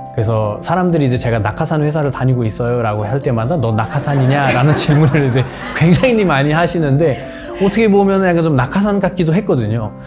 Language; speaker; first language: Korean; non-native, fluent; Nepali